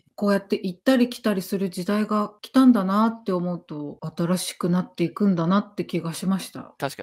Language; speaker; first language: Japanese; native; Japanese